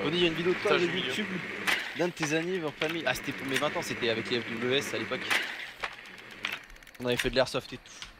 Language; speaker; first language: French; native; French